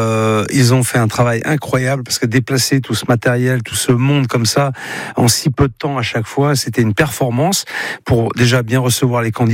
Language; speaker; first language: French; native; French